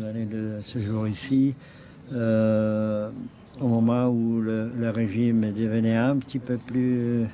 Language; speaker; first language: French; non-native, fluent; Czech